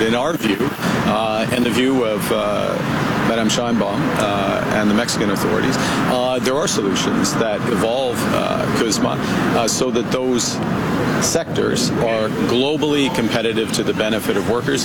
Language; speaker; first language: English; native; English